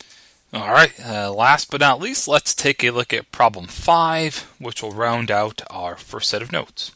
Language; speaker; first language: English; native; English